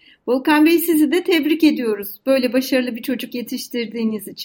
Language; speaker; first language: Turkish; native; Turkish